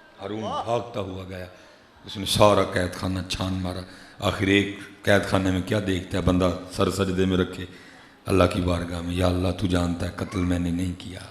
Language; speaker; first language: Urdu; non-native, local second language; Punjabi